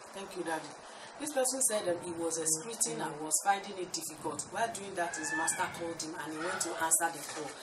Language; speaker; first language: English; non-native, local second language; Yoruba